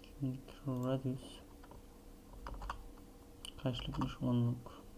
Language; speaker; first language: Turkish; native; Turkish